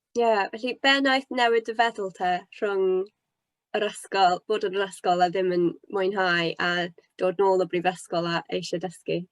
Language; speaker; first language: Welsh; non-native, local second language; English